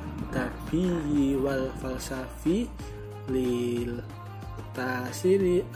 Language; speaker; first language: Arabic; non-native, learner; Indonesian